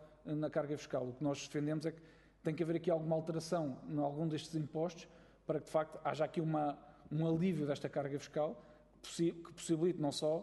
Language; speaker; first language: Portuguese; native; Portuguese